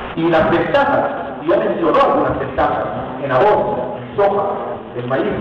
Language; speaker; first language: Spanish; non-native, fluent; Hebrew